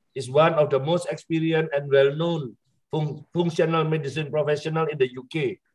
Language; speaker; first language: English; non-native, fluent; Indonesian